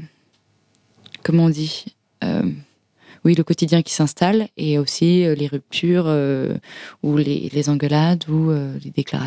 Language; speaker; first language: French; native; French